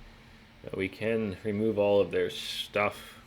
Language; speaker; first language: English; native; English